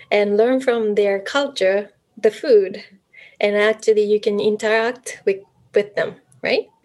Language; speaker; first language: English; non-native, fluent; Japanese